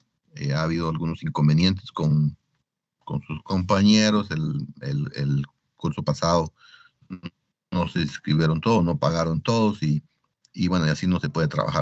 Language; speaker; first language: Spanish; native; Spanish